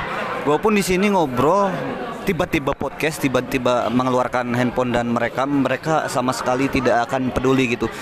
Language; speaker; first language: Indonesian; native; Indonesian